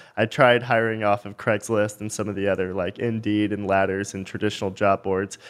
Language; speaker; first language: English; native; English